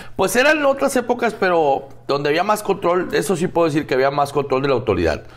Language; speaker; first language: Spanish; native; Spanish